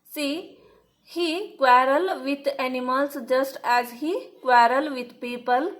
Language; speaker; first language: English; non-native, local second language; Kannada